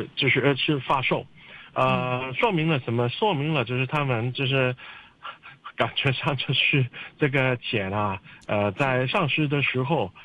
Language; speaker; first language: Chinese; non-native, local second language; Cantonese